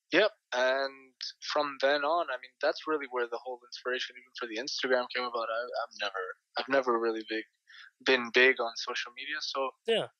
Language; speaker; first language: English; native; English